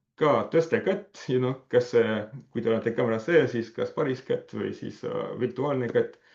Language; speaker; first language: Estonian; non-native, fluent; French